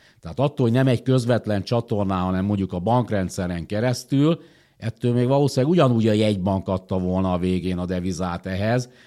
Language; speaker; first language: Hungarian; native; Hungarian